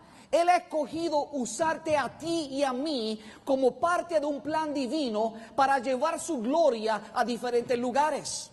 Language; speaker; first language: Spanish; native; Spanish